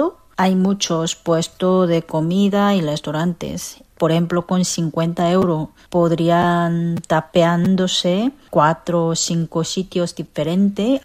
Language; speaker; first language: Spanish; non-native, fluent; Korean